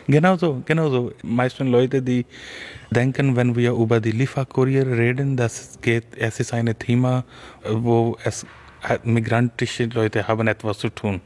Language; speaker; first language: German; non-native, learner; Urdu